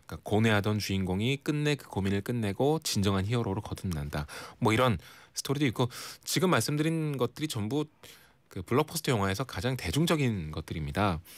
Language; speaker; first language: Korean; native; Korean